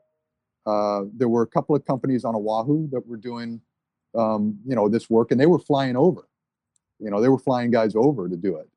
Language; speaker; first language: English; native; English